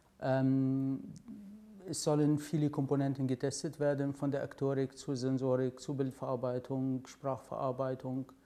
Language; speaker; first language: German; non-native, fluent; Arabic